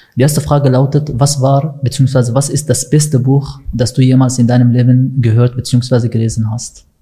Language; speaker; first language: German; non-native, fluent; Arabic